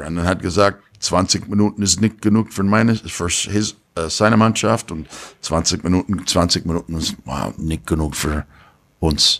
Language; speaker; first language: German; non-native, learner; English